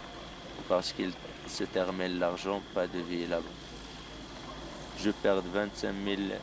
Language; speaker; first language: French; non-native, local second language; Arabic